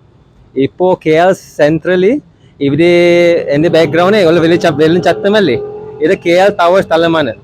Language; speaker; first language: Malayalam; non-native, learner; Chinese